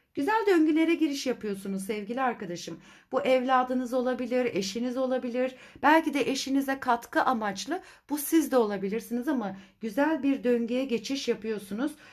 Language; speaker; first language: Turkish; native; Turkish